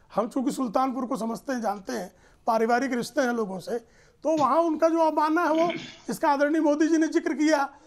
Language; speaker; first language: Hindi; native; Hindi